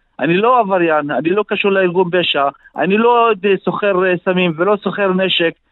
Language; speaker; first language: Hebrew; non-native, local second language; Arabic